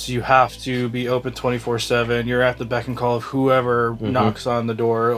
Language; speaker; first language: English; native; English